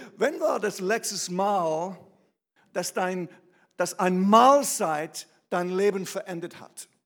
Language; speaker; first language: German; non-native, fluent; English